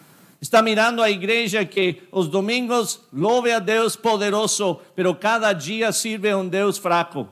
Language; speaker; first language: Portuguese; non-native, fluent; English